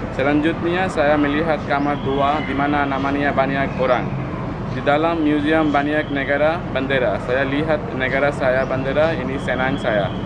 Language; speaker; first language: Indonesian; non-native, learner; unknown